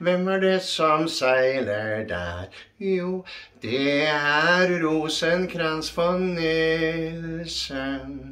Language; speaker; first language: Norwegian; native; Norwegian